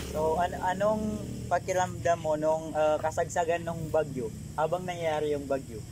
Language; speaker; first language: Filipino; non-native, local second language; Maguindanaon